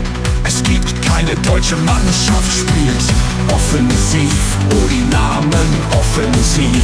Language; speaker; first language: German; non-native, learner; Italian